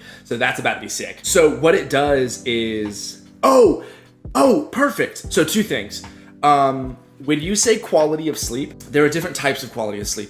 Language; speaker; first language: English; native; English